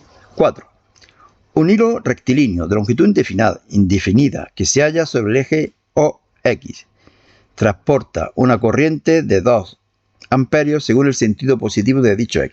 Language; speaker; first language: Spanish; native; Spanish